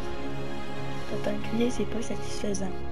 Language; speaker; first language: French; native; French